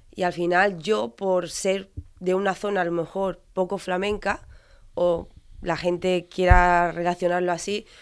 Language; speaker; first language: Spanish; native; Spanish